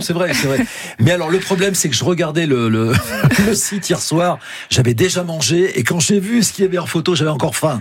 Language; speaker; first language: French; native; French